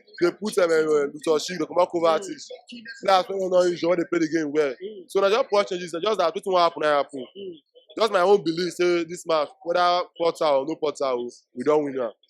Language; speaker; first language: Nigerian Pidgin; native; Nigerian Pidgin